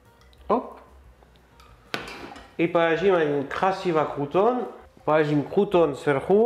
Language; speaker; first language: Russian; non-native, learner; French